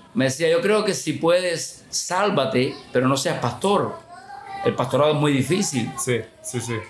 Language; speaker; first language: Spanish; native; Spanish